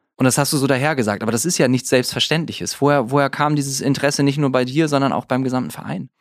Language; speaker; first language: German; native; German